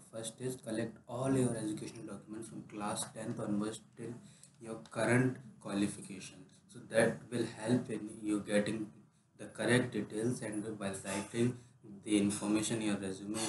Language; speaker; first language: English; non-native, local second language; Hindi